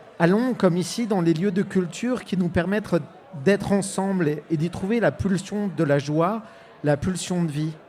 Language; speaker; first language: French; native; French